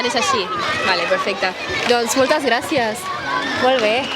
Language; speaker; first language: Catalan; native; Catalan